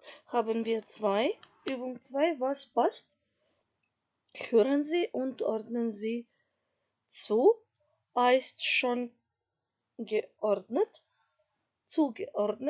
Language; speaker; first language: German; non-native, fluent; Macedonian